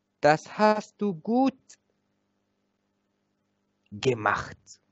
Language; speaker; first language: German; non-native, fluent; Arabic